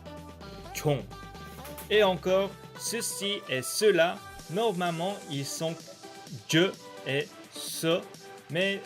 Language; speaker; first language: French; non-native, learner; Korean